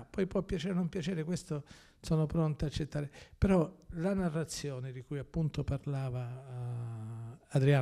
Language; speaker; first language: Italian; native; Italian